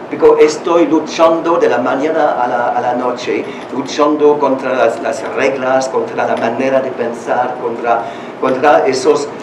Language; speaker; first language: Spanish; non-native, learner; French